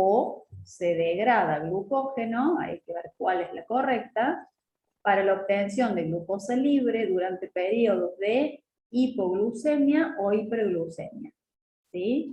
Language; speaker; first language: Spanish; native; Spanish